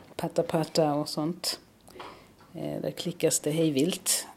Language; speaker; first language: Swedish; early bilingual, other home language; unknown